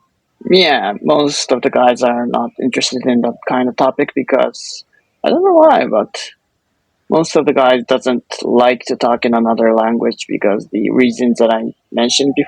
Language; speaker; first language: English; non-native, fluent; Japanese